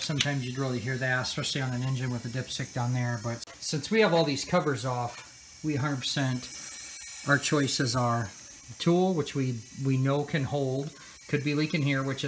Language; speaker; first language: English; native; English